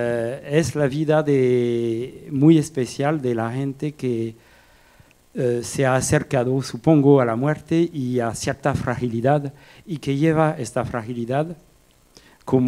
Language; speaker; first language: Spanish; non-native, fluent; French